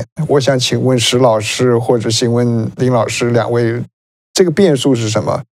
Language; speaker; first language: Chinese; native; Chinese